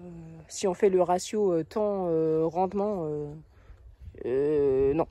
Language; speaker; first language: French; native; French